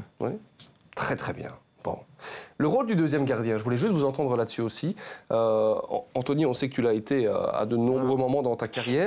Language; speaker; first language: French; native; French